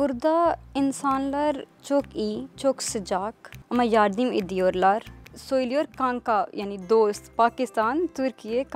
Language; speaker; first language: Turkish; non-native, learner; Urdu